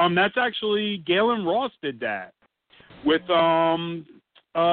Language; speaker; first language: English; native; English